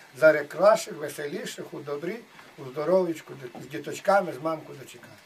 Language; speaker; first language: Ukrainian; native; Ukrainian